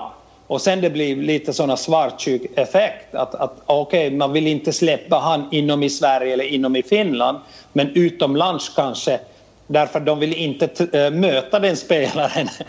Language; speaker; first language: Swedish; non-native, fluent; Finnish